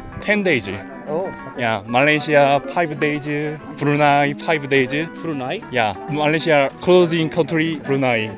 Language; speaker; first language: English; non-native, learner; Korean